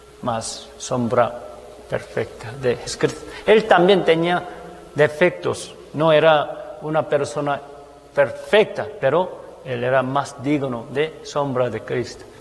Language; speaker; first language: Spanish; non-native, fluent; Korean